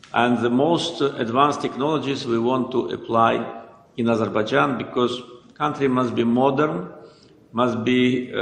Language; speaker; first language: English; non-native, fluent; Azerbaijani